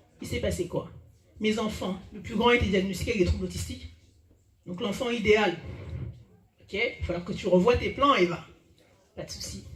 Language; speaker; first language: French; early bilingual, other home language; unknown